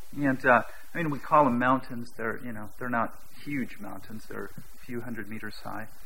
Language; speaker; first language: English; native; English